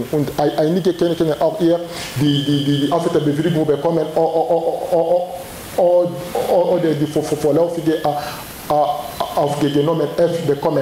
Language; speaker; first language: German; non-native, learner; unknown